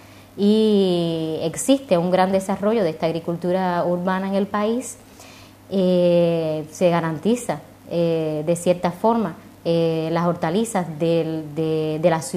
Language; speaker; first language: Spanish; native; Spanish